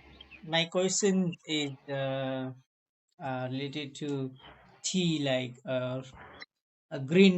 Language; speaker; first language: English; non-native, learner; Nepali